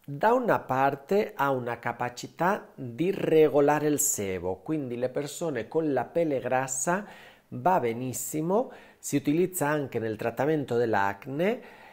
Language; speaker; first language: Italian; non-native, fluent; Spanish